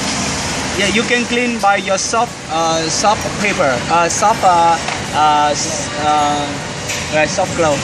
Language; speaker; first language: English; non-native, learner; Vietnamese